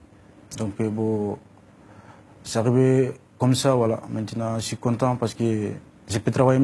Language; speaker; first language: French; non-native, learner; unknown